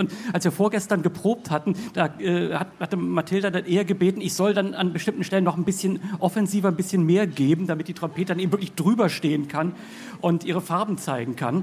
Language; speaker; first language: German; native; German